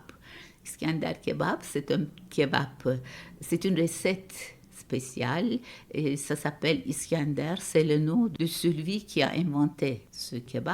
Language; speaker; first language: French; non-native, fluent; Turkish